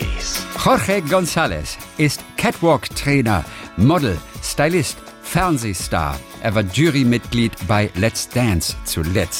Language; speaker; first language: German; native; German